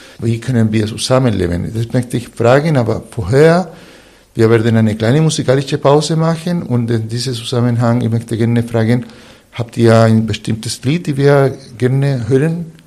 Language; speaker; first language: German; non-native, fluent; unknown